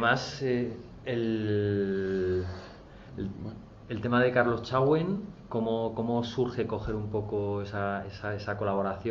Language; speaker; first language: Spanish; native; Spanish